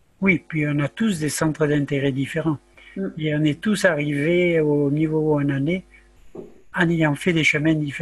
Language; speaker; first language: French; native; French